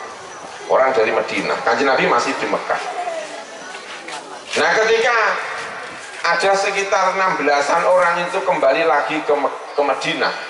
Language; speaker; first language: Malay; non-native, local second language; Javanese